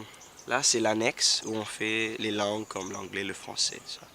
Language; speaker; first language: French; non-native, local second language; Seselwa Creole French